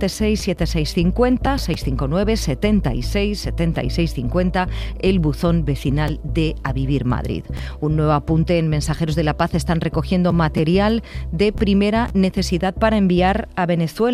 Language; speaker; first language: Spanish; native; Spanish